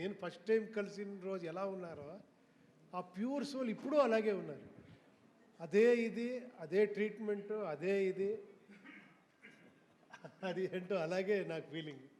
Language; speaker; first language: Telugu; non-native, local second language; Kannada